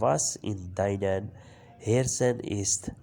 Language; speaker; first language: German; non-native, fluent; Urdu